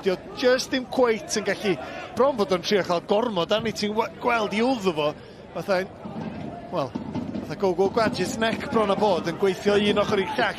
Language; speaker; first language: Welsh; native; Welsh